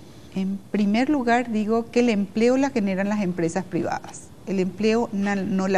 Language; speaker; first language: Spanish; native; Spanish